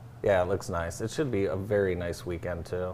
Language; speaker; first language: English; native; English